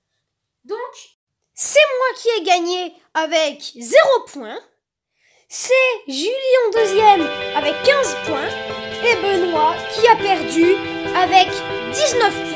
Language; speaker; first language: French; native; French